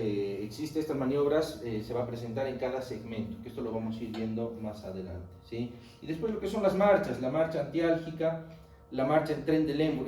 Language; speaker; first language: Spanish; native; Spanish